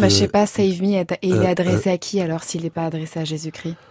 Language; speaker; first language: French; native; French